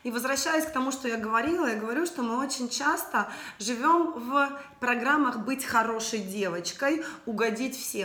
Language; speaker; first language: Russian; native; Russian